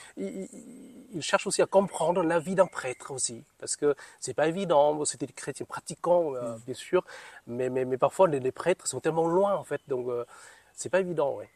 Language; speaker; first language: French; non-native, fluent; Vietnamese